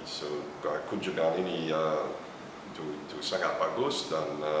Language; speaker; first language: Indonesian; non-native, learner; English